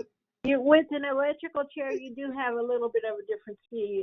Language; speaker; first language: English; native; English